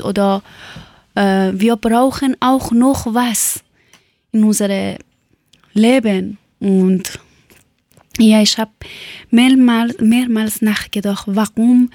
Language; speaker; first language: German; non-native, learner; Persian